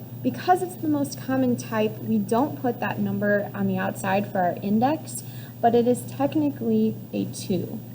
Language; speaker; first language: English; native; English